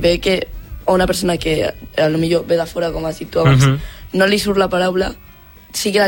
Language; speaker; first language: Catalan; non-native, local second language; Spanish